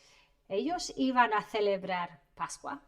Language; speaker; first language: Spanish; non-native, fluent; English